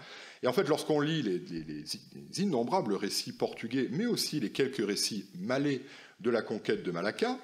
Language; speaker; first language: French; native; French